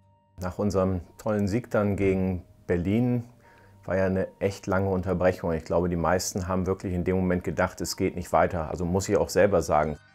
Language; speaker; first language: German; native; German